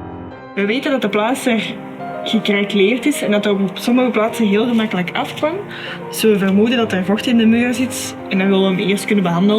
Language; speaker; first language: Dutch; native; Dutch